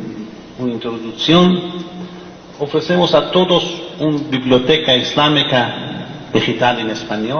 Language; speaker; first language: Spanish; non-native, fluent; Persian